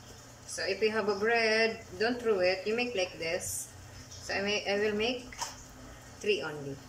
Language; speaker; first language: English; non-native, local second language; Filipino